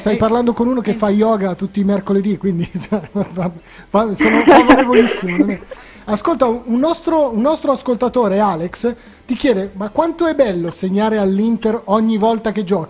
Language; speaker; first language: Italian; native; Italian